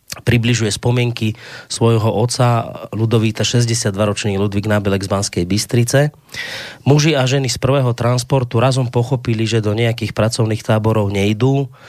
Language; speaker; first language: Slovak; native; Slovak